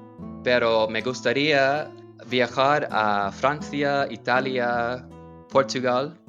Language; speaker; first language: Spanish; non-native, fluent; English